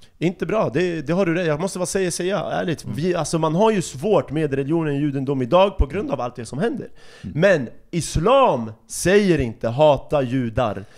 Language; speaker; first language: Swedish; early bilingual, other home language; Arabic